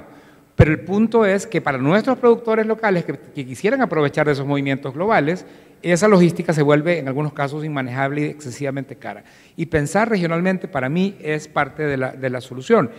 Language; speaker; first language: Spanish; native; Spanish